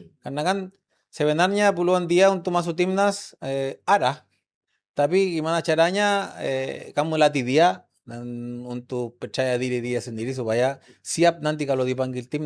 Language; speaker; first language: Indonesian; non-native, fluent; Spanish